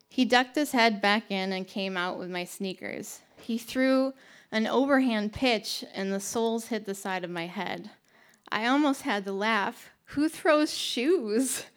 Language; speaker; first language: English; native; English